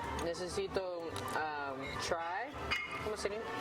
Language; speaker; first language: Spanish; non-native, learner; English